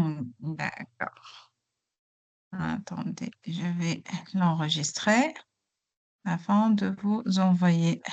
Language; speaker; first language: French; non-native, local second language; Arabic